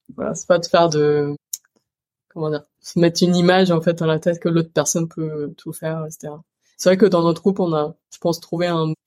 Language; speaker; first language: French; early bilingual, other home language; Chinese